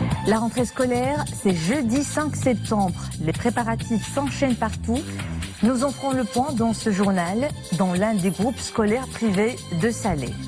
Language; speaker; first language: French; non-native, local second language; Arabic